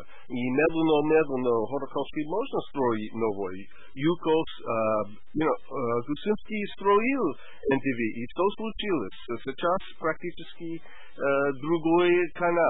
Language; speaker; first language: Russian; non-native, learner; English